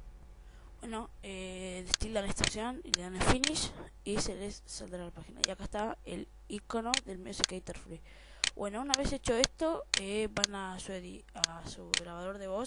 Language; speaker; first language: Spanish; native; Spanish